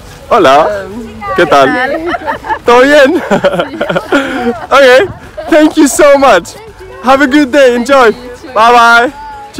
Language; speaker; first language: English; non-native, fluent; Arabic